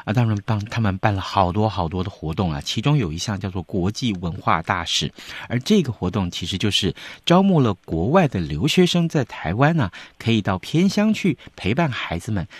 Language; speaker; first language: Chinese; native; Chinese